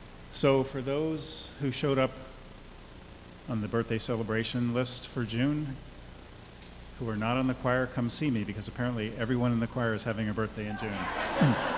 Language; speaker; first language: English; native; English